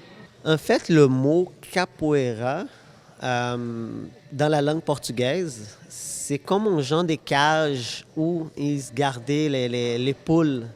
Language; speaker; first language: French; non-native, fluent; Portuguese